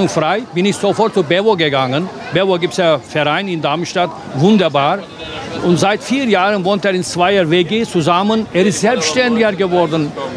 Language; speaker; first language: German; non-native, fluent; Turkish